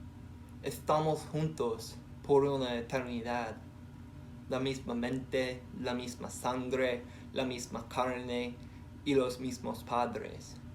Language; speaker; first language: Spanish; non-native, learner; English